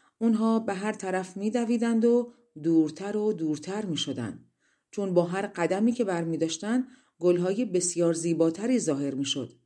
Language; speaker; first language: Persian; native; Persian